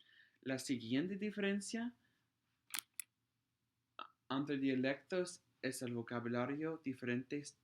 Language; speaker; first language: Spanish; non-native, fluent; English